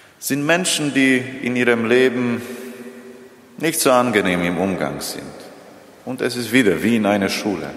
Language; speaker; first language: German; non-native, fluent; Polish